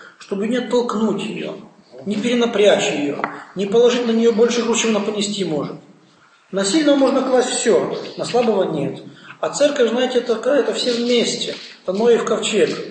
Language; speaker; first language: Russian; non-native, local second language; Ukrainian